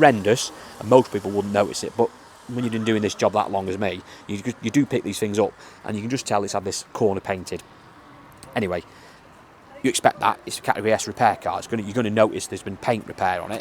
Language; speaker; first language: English; native; English